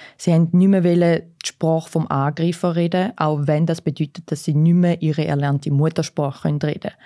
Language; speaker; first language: German; early bilingual, other home language; Russian